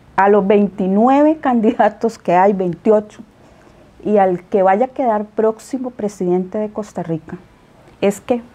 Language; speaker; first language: Spanish; native; Spanish